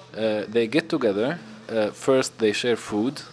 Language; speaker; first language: English; non-native, fluent; Arabic